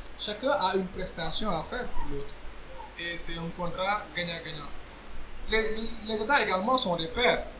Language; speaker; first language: French; non-native, local second language; Wolof